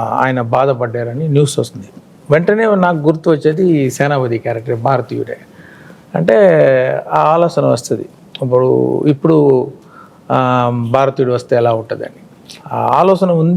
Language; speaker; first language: Telugu; non-native, local second language; Tamil